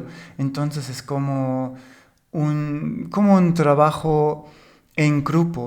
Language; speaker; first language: Spanish; non-native, fluent; German